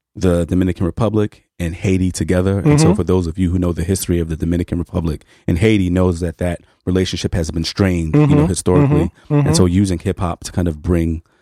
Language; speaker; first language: English; native; English